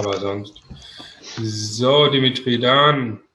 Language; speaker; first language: German; native; German